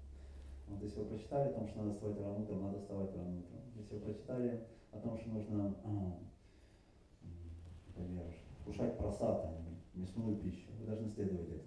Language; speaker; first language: Russian; native; Russian